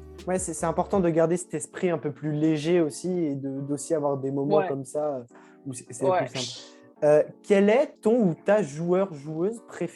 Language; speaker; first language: French; native; French